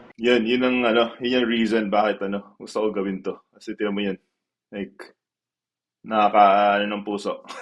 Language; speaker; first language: Filipino; early bilingual, heritage; Filipino